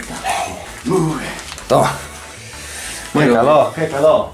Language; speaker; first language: Spanish; native; Spanish